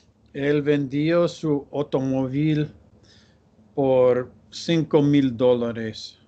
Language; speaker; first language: Spanish; non-native, learner; English